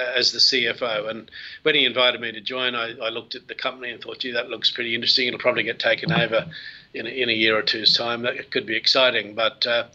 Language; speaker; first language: English; native; English